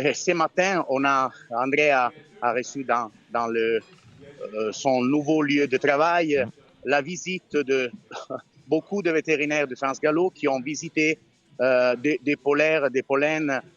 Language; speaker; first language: French; non-native, fluent; Italian